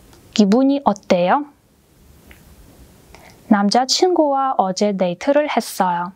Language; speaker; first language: Korean; non-native, fluent; Russian